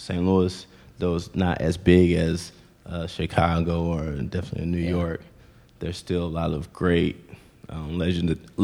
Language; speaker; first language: English; native; English